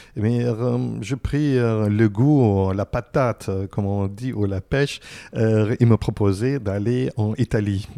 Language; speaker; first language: French; non-native, fluent; German